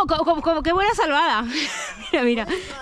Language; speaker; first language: Spanish; native; Spanish